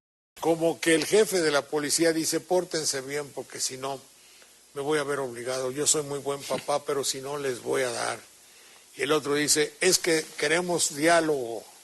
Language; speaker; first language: Spanish; native; Spanish